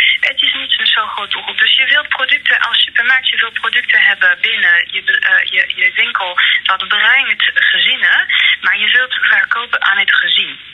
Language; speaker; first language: Dutch; non-native, fluent; French